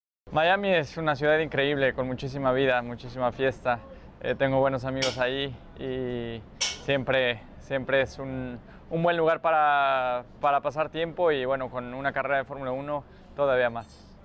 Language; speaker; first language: Spanish; native; Spanish